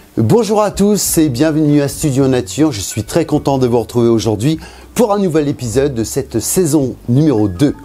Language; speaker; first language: French; native; French